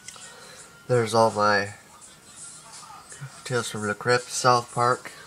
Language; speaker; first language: English; native; English